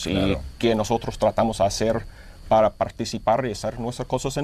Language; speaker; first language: Spanish; non-native, fluent; English